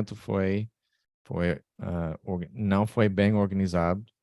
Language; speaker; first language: Portuguese; non-native, fluent; English